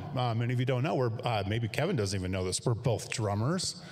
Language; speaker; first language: English; native; English